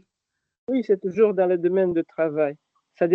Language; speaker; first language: French; non-native, local second language; Arabic